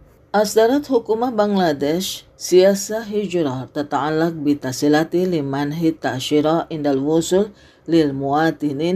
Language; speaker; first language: Arabic; non-native, fluent; Indonesian